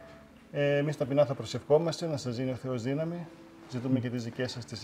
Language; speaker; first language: Greek; native; Greek